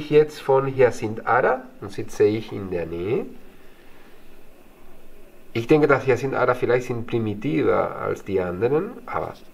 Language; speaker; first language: German; non-native, fluent; Spanish